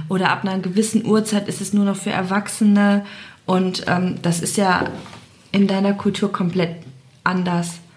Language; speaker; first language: German; native; German